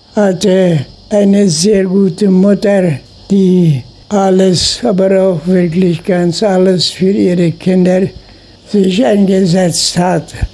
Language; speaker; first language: German; non-native, local second language; Low German